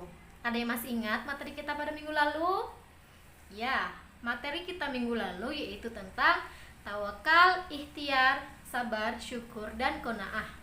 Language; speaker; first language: Indonesian; native; Indonesian